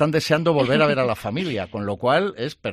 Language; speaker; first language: Spanish; native; Spanish